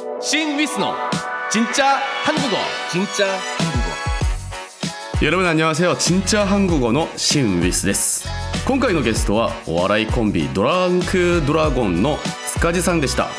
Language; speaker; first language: Japanese; non-native, local second language; Korean